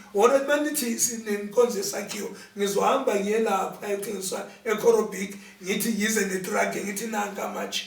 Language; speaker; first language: Zulu; native; Zulu